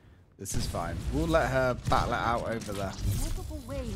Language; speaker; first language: English; native; English